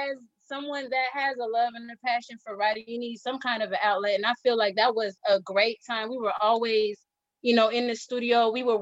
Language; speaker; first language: English; native; English